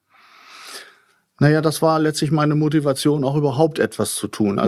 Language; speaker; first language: German; native; German